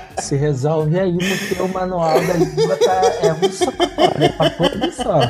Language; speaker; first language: Portuguese; native; Portuguese